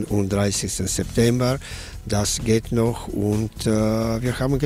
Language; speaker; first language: German; non-native, learner; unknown